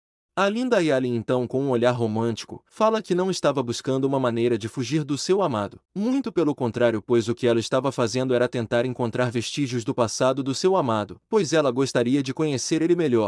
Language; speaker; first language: Portuguese; native; Portuguese